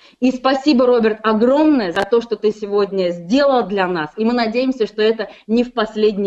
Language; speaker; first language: Russian; native; Russian